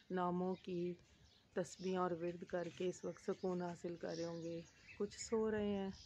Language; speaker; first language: Urdu; native; Urdu